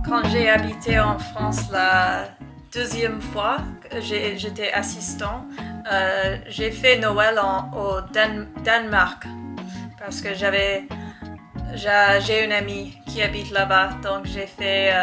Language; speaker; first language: French; non-native, fluent; English